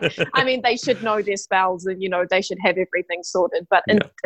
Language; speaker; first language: English; native; English